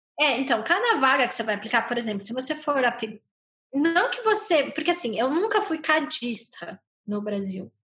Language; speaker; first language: Portuguese; native; Portuguese